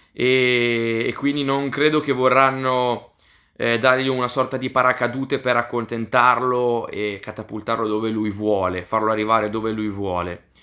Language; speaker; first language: Italian; native; Italian